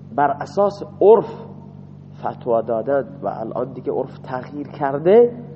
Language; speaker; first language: Persian; non-native, local second language; Baluchi